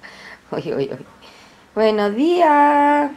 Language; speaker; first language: Spanish; native; Spanish